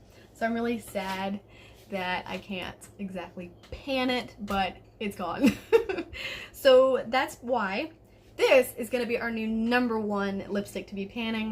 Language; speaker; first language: English; native; English